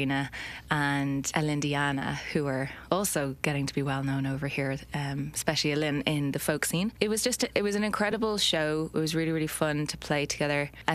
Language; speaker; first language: English; native; English